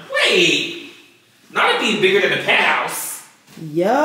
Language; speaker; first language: English; native; English